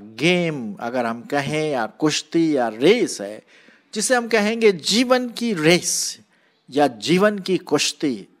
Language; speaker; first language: Hindi; non-native, local second language; Marathi